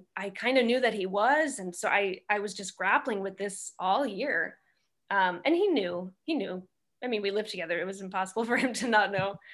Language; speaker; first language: English; native; English